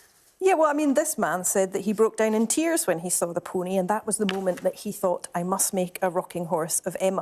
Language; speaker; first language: English; native; English